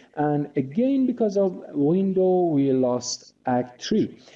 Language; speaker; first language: English; non-native, fluent; Persian